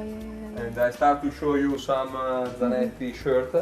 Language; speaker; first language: English; non-native, learner; Italian